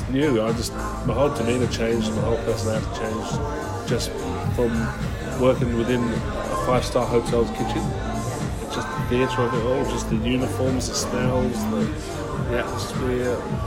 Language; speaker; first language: English; native; English